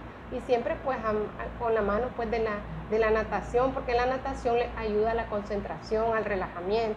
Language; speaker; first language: Spanish; native; Spanish